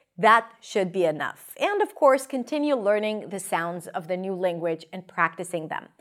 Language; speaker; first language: English; non-native, fluent; Hebrew